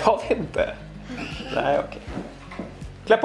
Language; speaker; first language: Swedish; native; Swedish